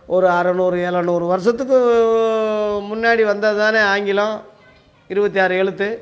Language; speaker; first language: Tamil; non-native, local second language; Telugu